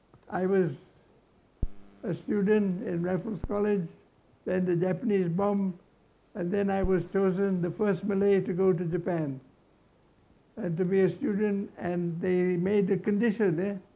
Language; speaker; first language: English; non-native, local second language; Malay